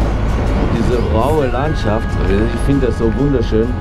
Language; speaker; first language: German; non-native, fluent; French